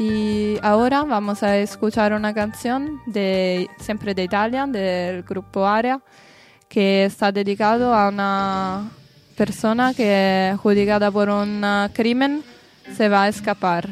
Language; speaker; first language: Spanish; non-native, learner; Italian